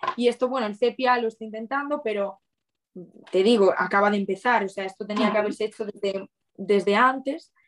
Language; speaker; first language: Spanish; native; Spanish